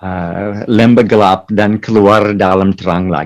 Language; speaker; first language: Indonesian; non-native, fluent; English